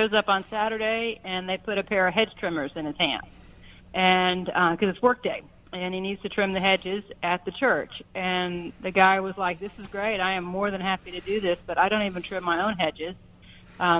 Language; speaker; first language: English; native; English